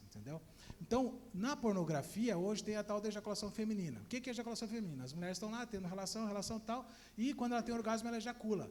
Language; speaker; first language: Portuguese; native; Portuguese